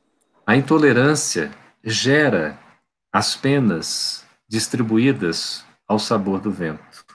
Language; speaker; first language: Portuguese; native; Portuguese